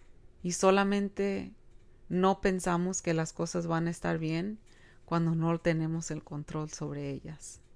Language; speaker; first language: Spanish; early bilingual, heritage; Spanish